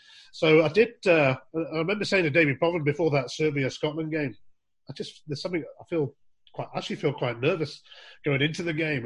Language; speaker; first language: English; native; English